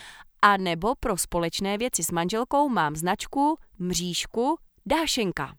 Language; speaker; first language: Czech; native; Czech